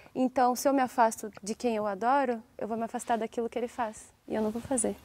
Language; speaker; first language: Portuguese; native; Portuguese